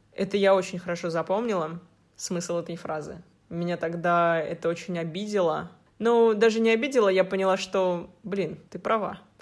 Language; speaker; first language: Russian; native; Russian